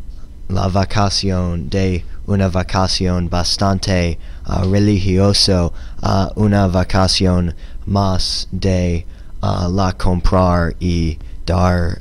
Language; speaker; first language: Spanish; non-native, learner; English